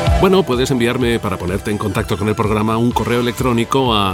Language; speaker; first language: Spanish; native; Spanish